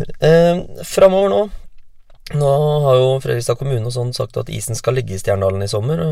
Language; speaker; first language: Norwegian; native; Norwegian